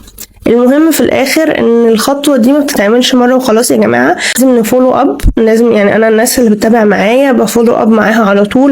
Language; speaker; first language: Arabic; native; Arabic